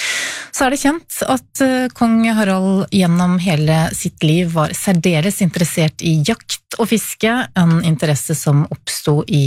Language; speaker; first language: Norwegian; native; Norwegian